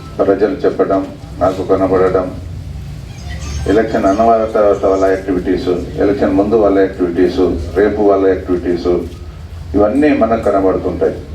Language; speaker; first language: Telugu; non-native, local second language; Lambadi